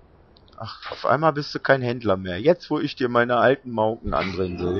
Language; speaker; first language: German; native; German